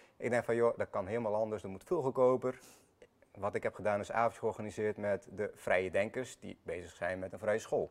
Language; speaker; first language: Dutch; early bilingual, other home language; Armenian